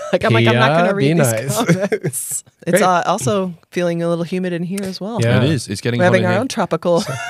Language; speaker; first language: English; native; English